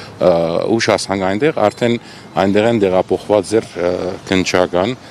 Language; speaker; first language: Armenian; native; Armenian